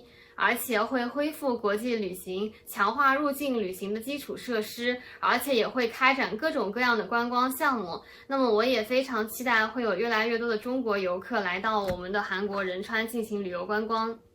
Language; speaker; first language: Chinese; native; Chinese